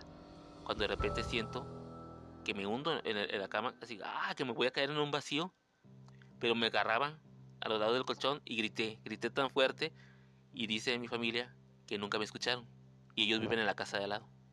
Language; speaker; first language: Spanish; native; Spanish